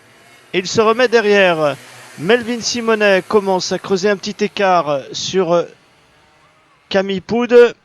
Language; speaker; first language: French; native; French